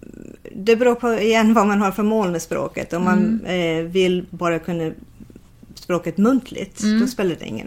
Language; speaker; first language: Swedish; non-native, fluent; English